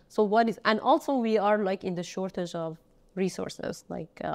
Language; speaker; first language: English; non-native, fluent; Persian